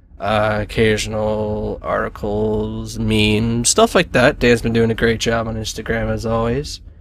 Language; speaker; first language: English; native; English